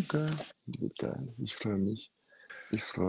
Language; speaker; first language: German; non-native, fluent; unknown